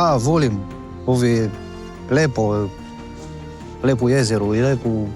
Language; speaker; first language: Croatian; non-native, learner; Romanian